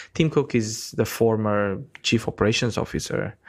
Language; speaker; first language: English; non-native, fluent; Romanian